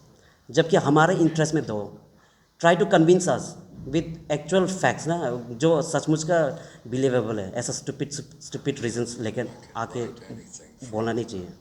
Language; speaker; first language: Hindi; non-native, local second language; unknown